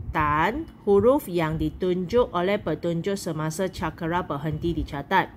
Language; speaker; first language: Malay; non-native, local second language; Chinese